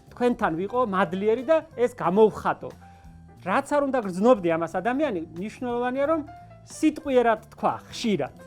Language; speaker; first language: Georgian; native; Georgian